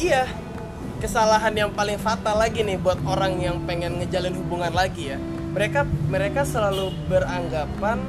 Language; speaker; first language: Indonesian; native; Indonesian